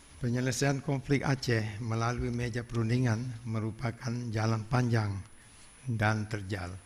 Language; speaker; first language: Indonesian; non-native, local second language; Achinese